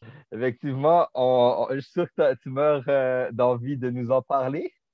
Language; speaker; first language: French; native; French